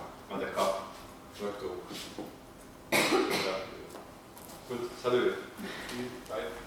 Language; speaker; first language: Dutch; native; Dutch